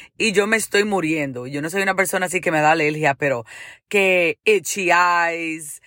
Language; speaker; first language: Spanish; early bilingual, heritage; Spanish